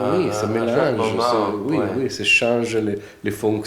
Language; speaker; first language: French; non-native, fluent; Italian